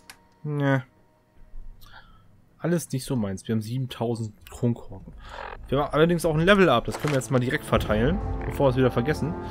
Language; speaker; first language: German; native; German